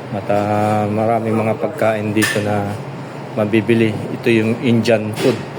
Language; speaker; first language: Filipino; non-native, local second language; Pampanga